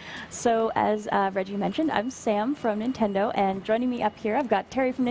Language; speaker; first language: English; native; English